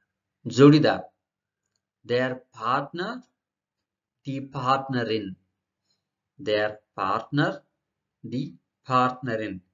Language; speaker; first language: German; non-native, learner; Marathi